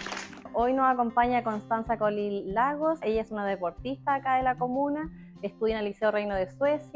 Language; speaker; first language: Spanish; native; Spanish